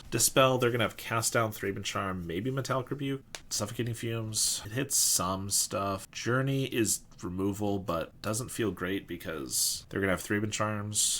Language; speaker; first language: English; native; English